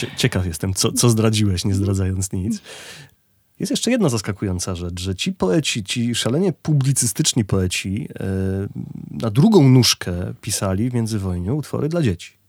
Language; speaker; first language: Polish; native; Polish